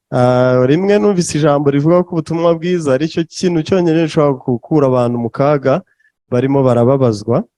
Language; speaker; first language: Kinyarwanda; native; Kinyarwanda